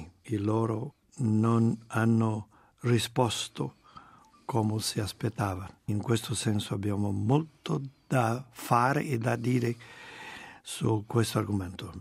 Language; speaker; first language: Italian; non-native, fluent; Portuguese